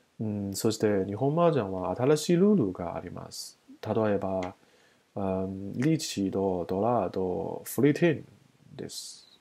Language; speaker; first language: Japanese; non-native, learner; Chinese